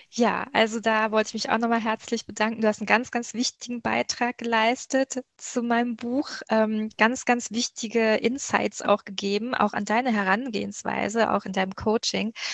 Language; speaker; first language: German; native; German